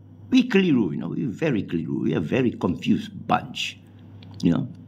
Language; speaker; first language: English; non-native, local second language; Min Nan Chinese